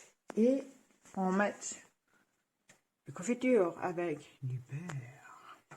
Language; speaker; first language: French; non-native, fluent; German